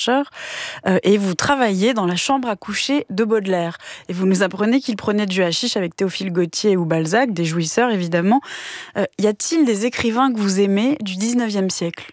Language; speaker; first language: French; native; French